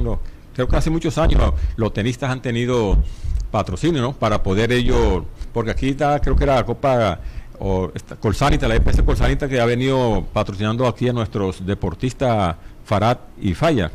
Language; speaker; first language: Spanish; native; Spanish